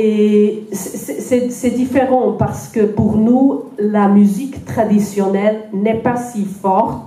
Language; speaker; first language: French; non-native, fluent; Welsh